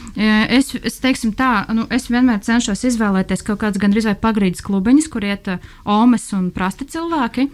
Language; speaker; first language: Latvian; non-native, local second language; Russian